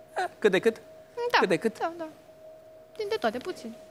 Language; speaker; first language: Romanian; native; Romanian